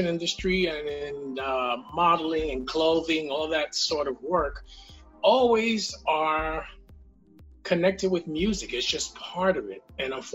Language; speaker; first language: English; native; English